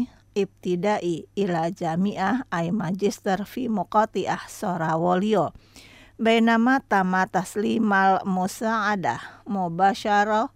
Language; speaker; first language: Arabic; non-native, fluent; Indonesian